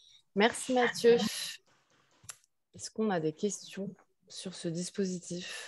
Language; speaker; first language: French; native; French